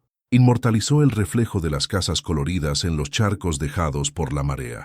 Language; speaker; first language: Spanish; native; Spanish